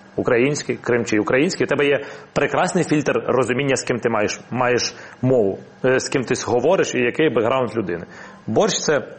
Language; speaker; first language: Ukrainian; non-native, local second language; Russian